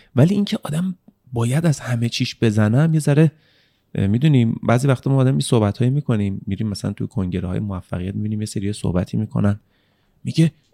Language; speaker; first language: Persian; native; Persian